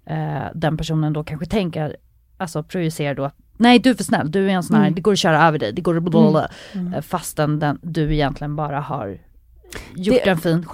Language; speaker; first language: Swedish; native; Swedish